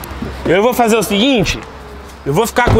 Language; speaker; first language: Portuguese; native; Portuguese